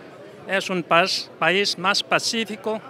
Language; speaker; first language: Spanish; non-native, fluent; Korean